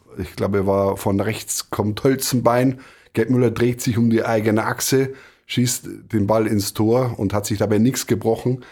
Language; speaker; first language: German; native; German